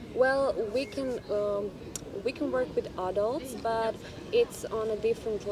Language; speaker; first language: English; non-native, fluent; Croatian